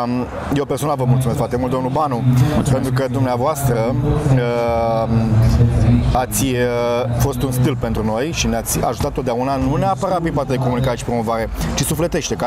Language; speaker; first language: Romanian; native; Romanian